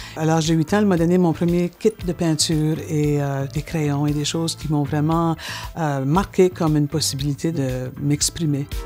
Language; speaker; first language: French; native; French